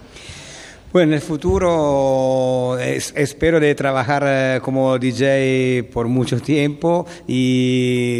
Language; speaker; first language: Spanish; non-native, learner; Italian